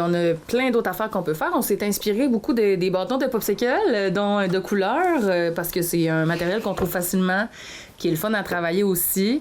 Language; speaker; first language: French; native; French